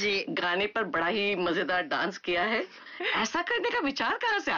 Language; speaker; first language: Hindi; native; Hindi